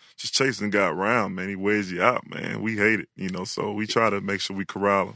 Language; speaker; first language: English; native; English